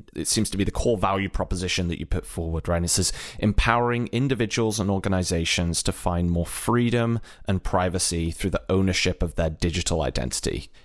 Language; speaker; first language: English; native; English